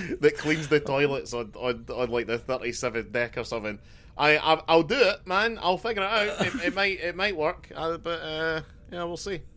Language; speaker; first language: English; native; English